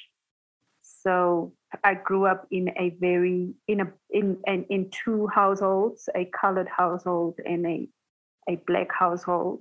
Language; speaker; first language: English; non-native, local second language; Tswana